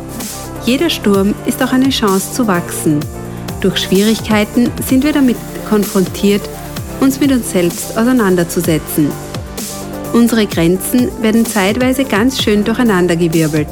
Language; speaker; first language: German; native; German